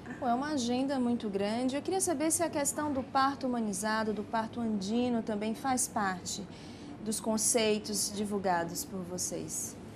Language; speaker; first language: Portuguese; native; Portuguese